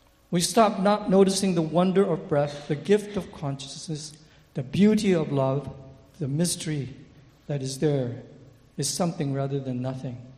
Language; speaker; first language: English; native; English